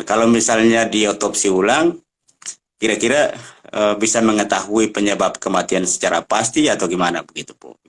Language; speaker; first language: Indonesian; native; Indonesian